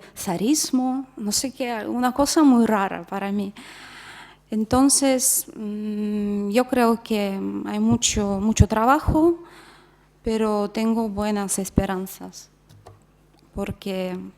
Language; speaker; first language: Spanish; non-native, fluent; Russian